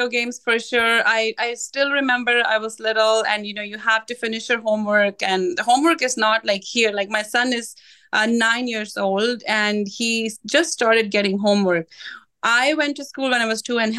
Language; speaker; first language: English; non-native, local second language; Punjabi